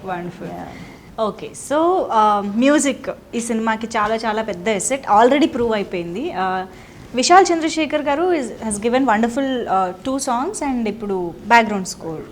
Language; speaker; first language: Telugu; native; Telugu